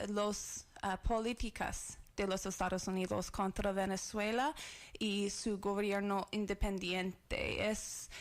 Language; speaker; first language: Spanish; non-native, learner; English